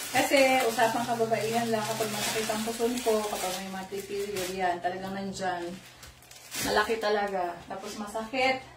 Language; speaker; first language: Filipino; native; Filipino